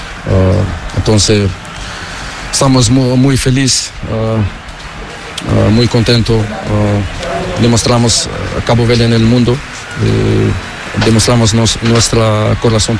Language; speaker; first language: Spanish; non-native, learner; Portuguese